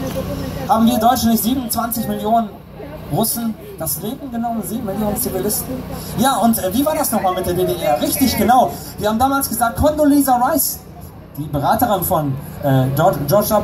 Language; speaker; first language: German; native; German